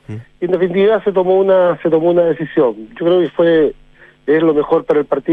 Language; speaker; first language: Spanish; native; Spanish